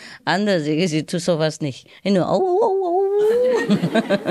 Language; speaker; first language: German; non-native, learner; Vietnamese